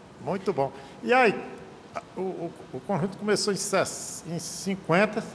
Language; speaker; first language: Portuguese; native; Portuguese